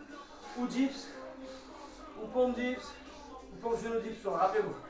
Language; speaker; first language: French; native; French